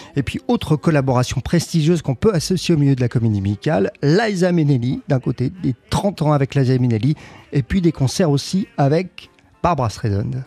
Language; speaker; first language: French; native; French